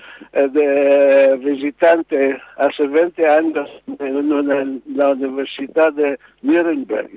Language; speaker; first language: Spanish; non-native, learner; Hebrew